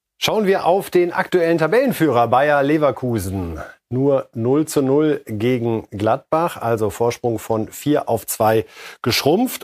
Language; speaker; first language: German; native; German